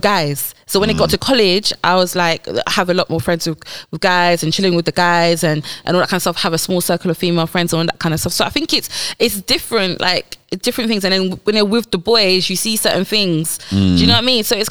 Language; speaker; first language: English; native; English